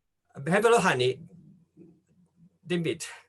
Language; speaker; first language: Welsh; non-native, fluent; Japanese